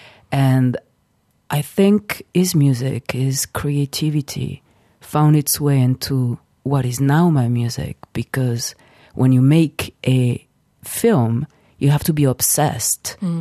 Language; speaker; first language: English; non-native, fluent; French